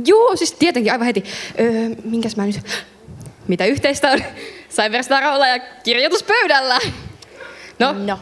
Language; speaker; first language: Finnish; native; Finnish